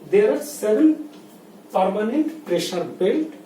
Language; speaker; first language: English; non-native, local second language; Bangla